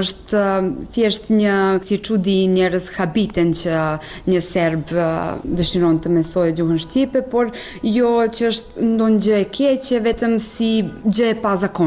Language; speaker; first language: Albanian; non-native, fluent; Serbian